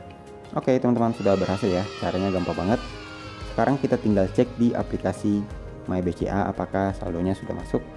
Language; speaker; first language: Indonesian; native; Indonesian